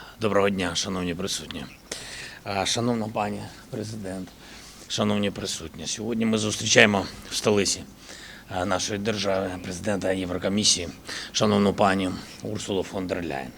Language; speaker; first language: Ukrainian; native; Ukrainian